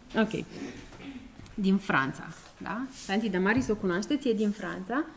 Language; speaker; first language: Romanian; native; Romanian